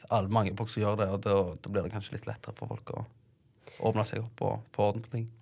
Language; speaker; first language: Norwegian; early bilingual, other home language; Tigrinya